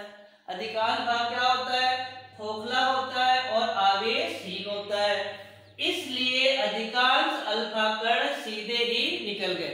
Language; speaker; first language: Hindi; native; Hindi